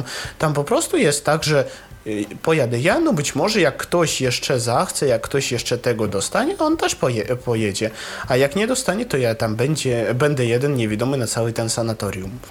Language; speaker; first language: Polish; non-native, fluent; Russian